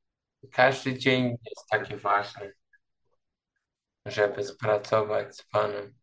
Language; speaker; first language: Polish; non-native, learner; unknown